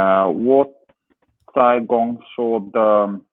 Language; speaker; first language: Chinese; non-native, learner; Swedish